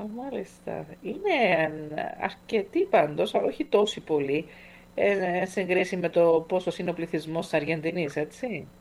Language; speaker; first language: Greek; early bilingual, heritage; English